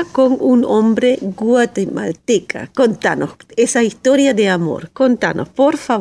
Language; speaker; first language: Spanish; native; Spanish